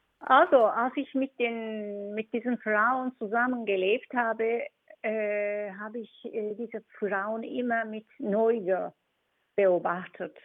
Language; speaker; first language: German; non-native, fluent; Turkish